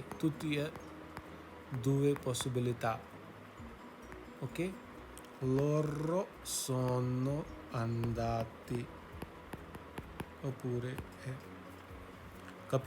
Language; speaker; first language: Italian; non-native, learner; English